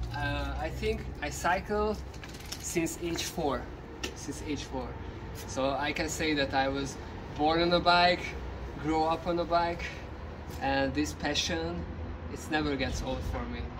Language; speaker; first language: English; non-native, fluent; Hungarian